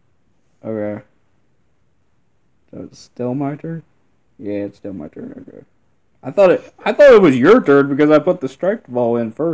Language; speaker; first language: English; native; English